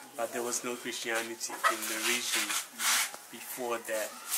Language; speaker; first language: English; non-native, fluent; French